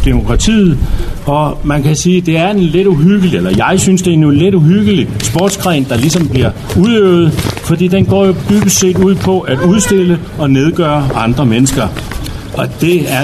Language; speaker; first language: Danish; native; Danish